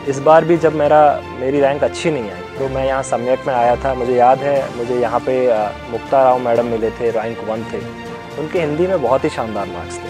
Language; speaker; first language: Hindi; native; Hindi